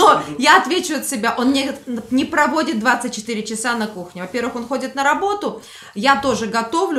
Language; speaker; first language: Russian; native; Russian